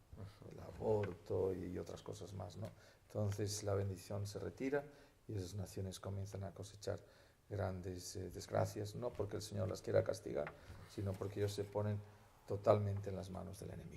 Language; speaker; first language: Spanish; native; Spanish